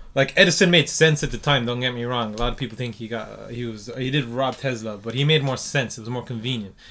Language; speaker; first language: English; native; English